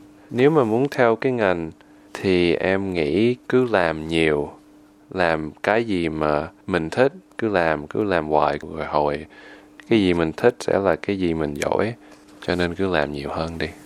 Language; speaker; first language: Vietnamese; early bilingual, heritage; Vietnamese